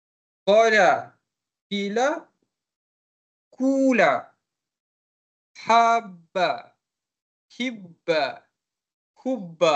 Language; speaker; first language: Arabic; non-native, learner; Malay